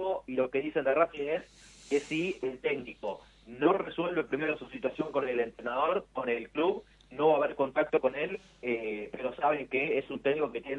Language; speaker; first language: Spanish; native; Spanish